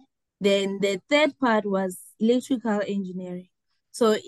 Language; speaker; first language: English; non-native, local second language; South Ndebele